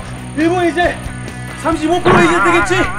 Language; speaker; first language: Korean; non-native, fluent; English